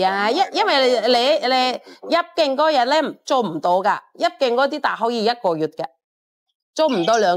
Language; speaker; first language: Cantonese; non-native, fluent; Indonesian